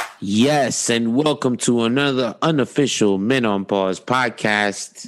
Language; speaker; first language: English; early bilingual, other home language; Spanish